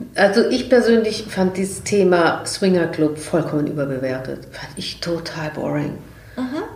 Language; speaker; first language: German; native; German